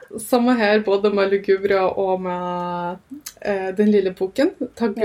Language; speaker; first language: Norwegian; early bilingual, other home language; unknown